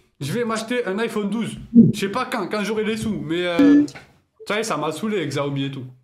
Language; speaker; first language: French; native; French